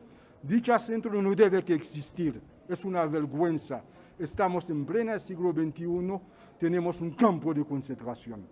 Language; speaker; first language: Spanish; non-native, fluent; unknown